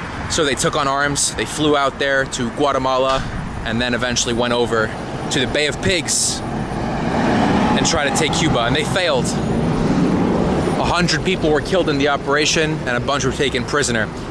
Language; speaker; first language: English; native; English